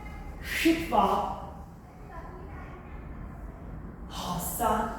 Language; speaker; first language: Vietnamese; non-native, learner; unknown